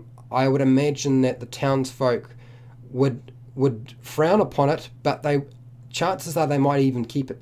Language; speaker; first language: English; native; English